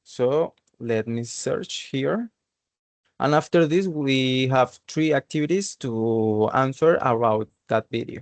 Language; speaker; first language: English; non-native, learner; Spanish